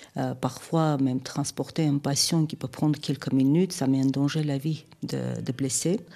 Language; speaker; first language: French; non-native, fluent; Armenian